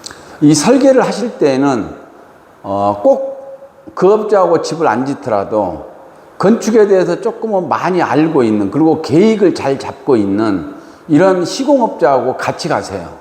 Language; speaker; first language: Korean; native; Korean